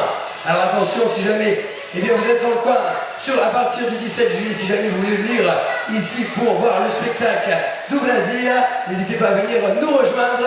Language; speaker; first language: French; native; French